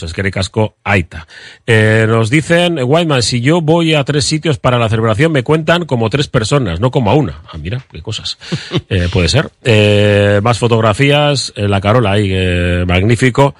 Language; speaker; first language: Spanish; native; Spanish